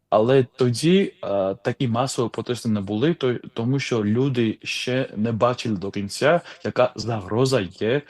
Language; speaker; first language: Ukrainian; non-native, fluent; Georgian